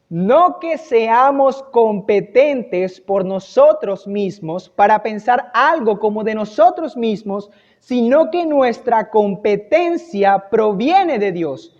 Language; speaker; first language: Spanish; native; Spanish